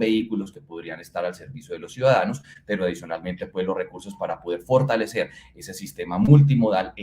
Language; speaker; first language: Spanish; native; Spanish